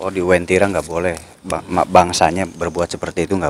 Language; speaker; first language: Indonesian; native; Indonesian